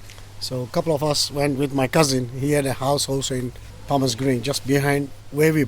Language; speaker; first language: English; non-native, local second language; Gujarati